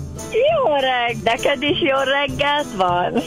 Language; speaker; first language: Hungarian; early bilingual, heritage; Hungarian